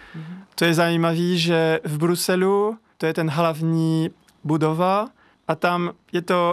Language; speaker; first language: Czech; non-native, learner; French